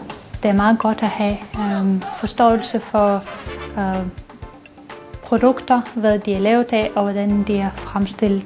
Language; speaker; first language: Danish; non-native, fluent; Belarusian